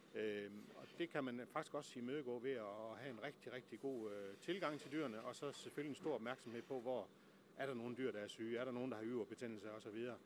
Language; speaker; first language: Danish; native; Danish